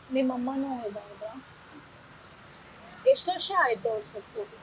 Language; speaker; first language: Kannada; native; Kannada